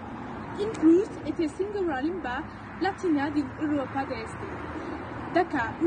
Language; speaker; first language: Romanian; non-native, learner; French